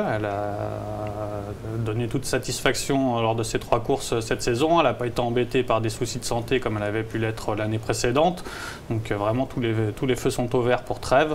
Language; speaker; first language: French; native; French